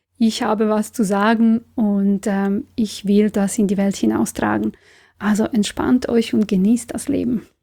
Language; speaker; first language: German; non-native, fluent; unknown